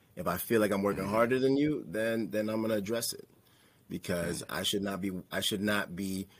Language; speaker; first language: English; native; English